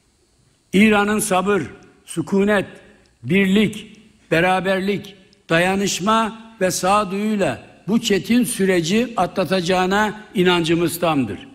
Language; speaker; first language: Turkish; native; Turkish